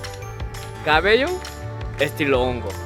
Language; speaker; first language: Spanish; non-native, learner; Korean